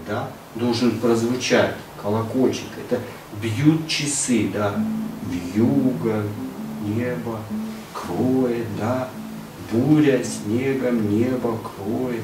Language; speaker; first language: Russian; native; Russian